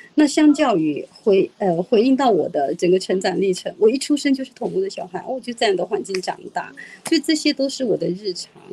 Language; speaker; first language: Chinese; non-native, local second language; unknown